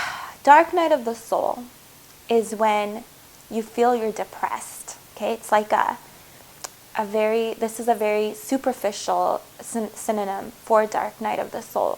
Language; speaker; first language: English; native; English